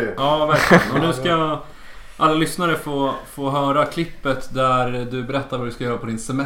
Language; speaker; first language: Swedish; native; Swedish